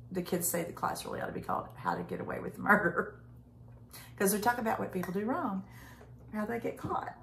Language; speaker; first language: English; native; English